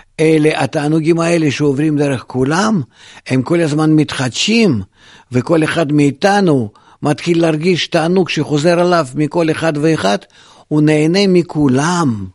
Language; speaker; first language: Hebrew; non-native, fluent; Russian